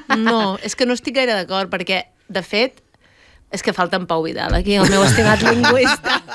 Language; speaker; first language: Catalan; native; Catalan